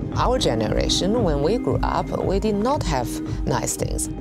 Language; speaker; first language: English; non-native, fluent; Chinese